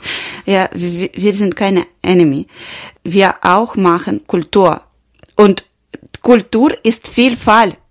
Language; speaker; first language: German; non-native, learner; Ukrainian